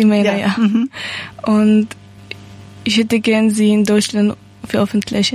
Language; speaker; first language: German; non-native, learner; Persian